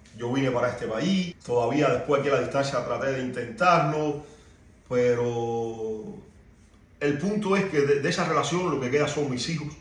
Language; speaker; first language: Spanish; native; Spanish